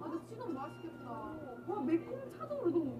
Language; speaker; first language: Korean; native; Korean